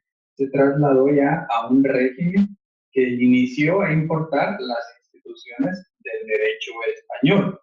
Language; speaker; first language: Spanish; native; Spanish